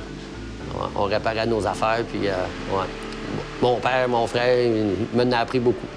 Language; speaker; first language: French; native; French